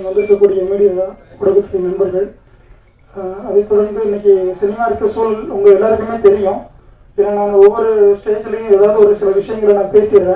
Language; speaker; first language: Tamil; native; Tamil